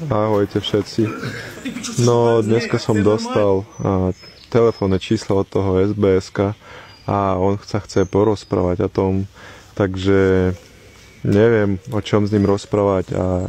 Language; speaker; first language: Slovak; non-native, learner; Ukrainian